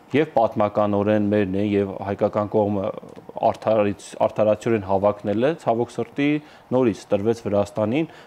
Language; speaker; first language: Armenian; native; Armenian